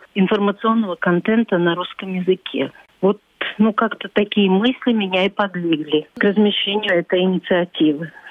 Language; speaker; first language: Russian; non-native, local second language; Latvian